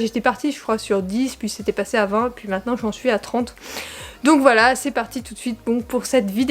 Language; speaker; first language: French; native; French